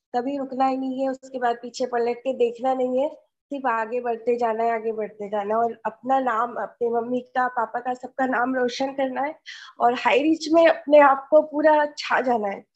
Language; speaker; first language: Hindi; native; Hindi